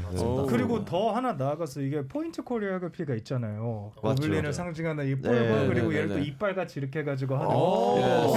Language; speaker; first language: Korean; native; Korean